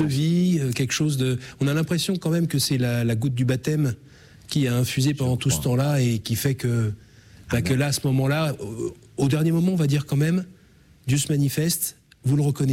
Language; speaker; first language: French; native; French